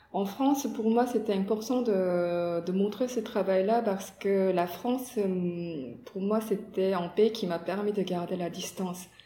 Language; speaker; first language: French; non-native, fluent; Korean